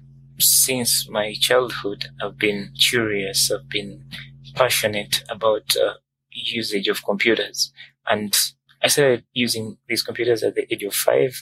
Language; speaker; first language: English; non-native, local second language; Ganda